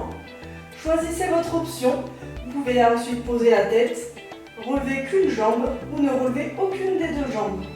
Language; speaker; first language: French; native; French